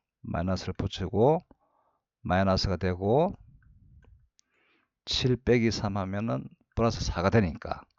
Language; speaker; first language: Korean; native; Korean